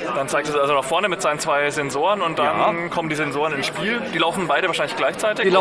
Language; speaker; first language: German; native; German